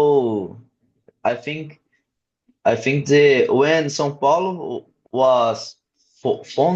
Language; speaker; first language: English; non-native, learner; Portuguese